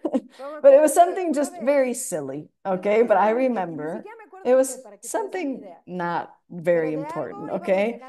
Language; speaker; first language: English; non-native, fluent; Spanish